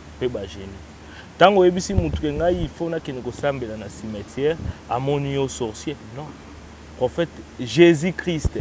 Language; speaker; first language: Lingala; non-native, local second language; Kongo